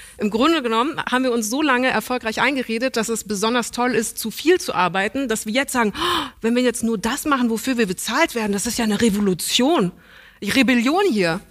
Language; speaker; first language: German; early bilingual, other home language; English